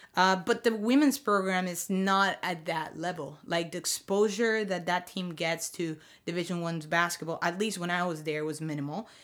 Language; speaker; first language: English; non-native, fluent; Spanish